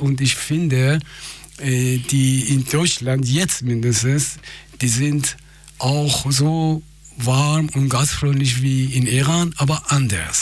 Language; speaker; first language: German; non-native, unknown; Persian